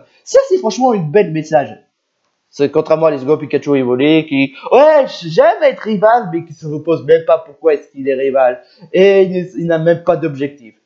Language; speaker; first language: French; native; French